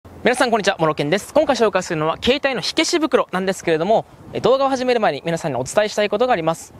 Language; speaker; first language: Japanese; native; Japanese